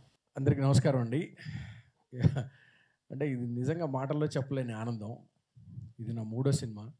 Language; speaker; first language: Telugu; native; Telugu